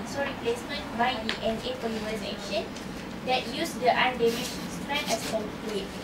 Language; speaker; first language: English; non-native, local second language; Malay